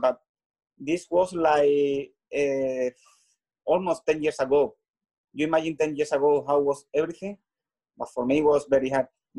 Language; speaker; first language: English; non-native, learner; Spanish